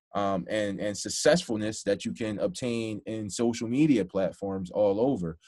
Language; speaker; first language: English; native; English